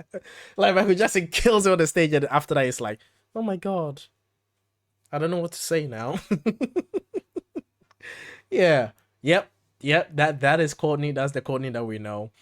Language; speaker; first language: English; native; English